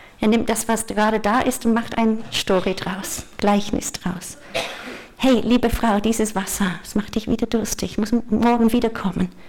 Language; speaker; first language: German; non-native, fluent; English